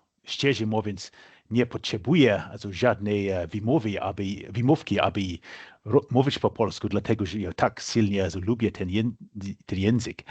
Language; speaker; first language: Polish; non-native, fluent; English